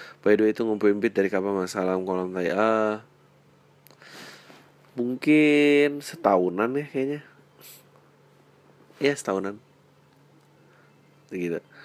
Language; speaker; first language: Indonesian; native; Indonesian